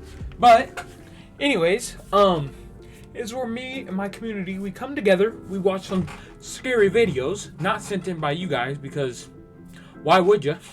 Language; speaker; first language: English; native; English